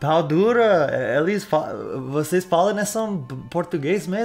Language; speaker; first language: Portuguese; non-native, learner; English